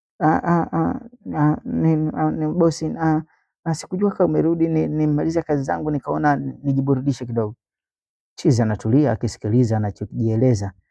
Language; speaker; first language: Swahili; native; Swahili